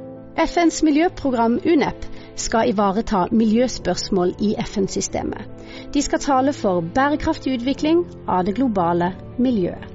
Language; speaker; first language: Norwegian; native; Norwegian